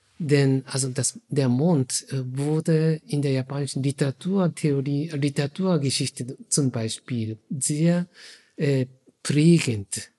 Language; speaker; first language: German; non-native, fluent; Japanese